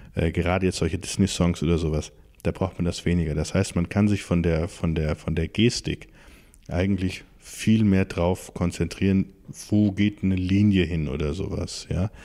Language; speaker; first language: German; native; German